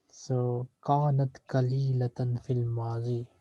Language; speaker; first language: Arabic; non-native, fluent; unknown